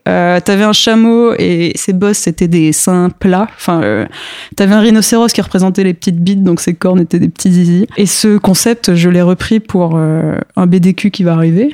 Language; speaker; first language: French; early bilingual, other home language; Spanish